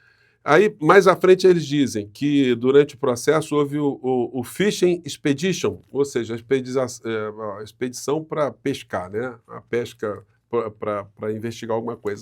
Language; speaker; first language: Portuguese; native; Portuguese